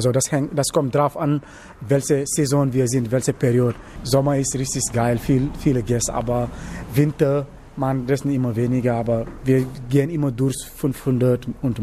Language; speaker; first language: German; non-native, learner; Wolof